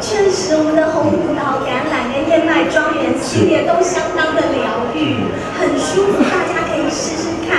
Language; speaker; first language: Chinese; native; Chinese